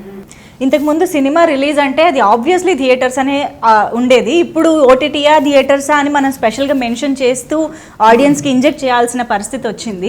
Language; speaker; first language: Telugu; native; Telugu